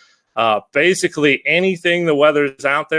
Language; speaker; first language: English; native; English